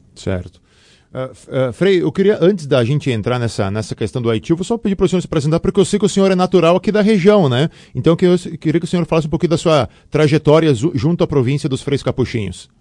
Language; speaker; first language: Portuguese; native; Portuguese